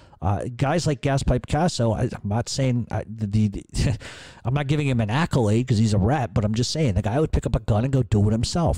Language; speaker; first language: English; native; English